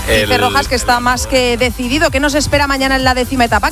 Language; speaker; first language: Spanish; native; Spanish